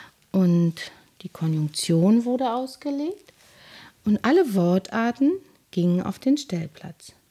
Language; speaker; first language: German; native; German